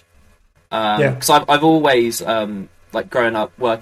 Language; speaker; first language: English; native; English